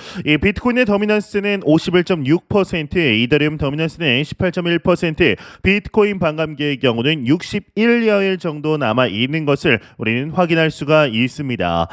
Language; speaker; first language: Korean; native; Korean